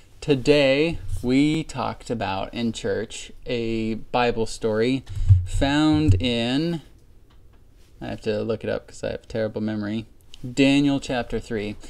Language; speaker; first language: English; native; English